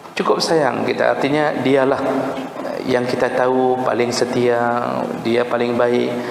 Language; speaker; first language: Malay; non-native, local second language; Achinese